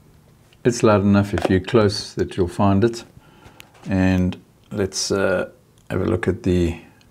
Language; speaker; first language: English; native; English